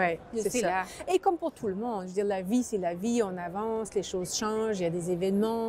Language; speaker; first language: French; native; French